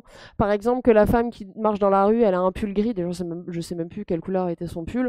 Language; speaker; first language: French; native; French